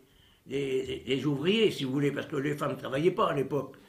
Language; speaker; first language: French; early bilingual, other home language; Italian